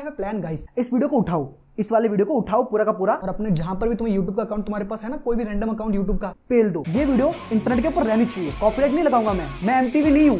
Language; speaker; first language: Hindi; native; Hindi